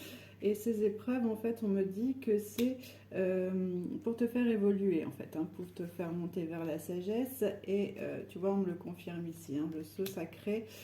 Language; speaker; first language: French; native; French